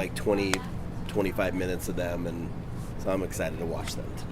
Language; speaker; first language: English; native; English